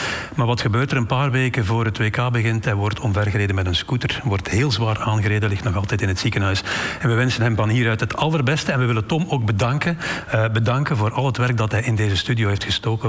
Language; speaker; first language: Dutch; native; Dutch